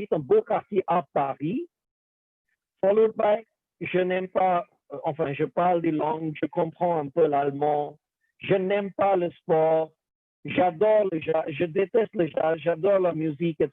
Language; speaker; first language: French; non-native, fluent; Hindi